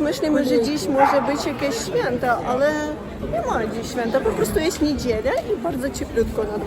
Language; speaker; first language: Polish; non-native, learner; Russian